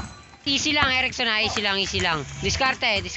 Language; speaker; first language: Filipino; native; Filipino